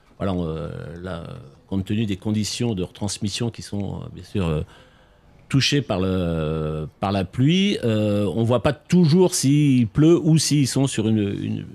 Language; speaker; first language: French; native; French